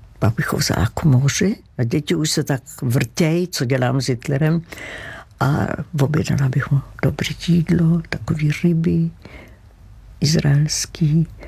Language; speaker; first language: Czech; native; Czech